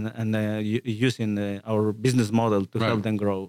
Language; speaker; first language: English; non-native, fluent; Spanish